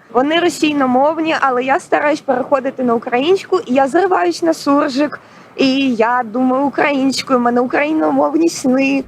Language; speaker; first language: Ukrainian; non-native, local second language; Russian